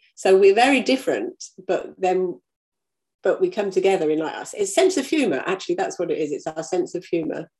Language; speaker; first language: English; native; English